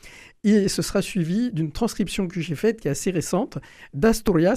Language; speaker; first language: French; native; French